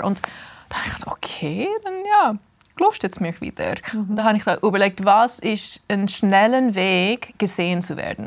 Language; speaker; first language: German; early bilingual, heritage; English